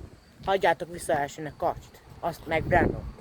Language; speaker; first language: Hungarian; native; Hungarian